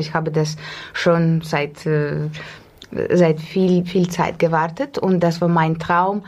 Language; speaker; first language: German; non-native, fluent; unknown